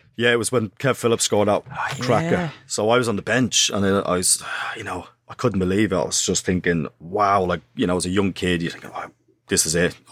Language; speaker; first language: English; native; English